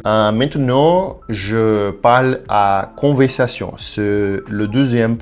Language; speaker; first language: French; non-native, learner; Portuguese